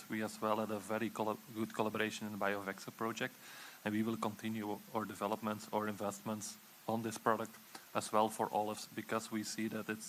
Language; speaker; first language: English; non-native, fluent; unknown